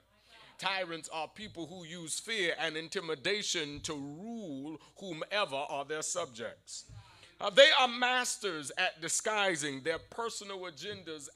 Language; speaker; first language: English; native; English